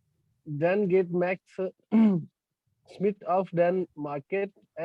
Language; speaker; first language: German; non-native, learner; Hindi